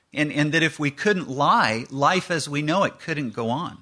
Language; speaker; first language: English; native; English